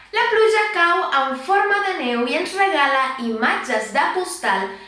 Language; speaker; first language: Catalan; non-native, local second language; Spanish